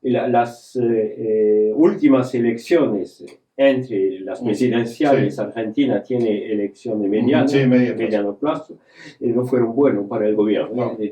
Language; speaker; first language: Spanish; non-native, fluent; French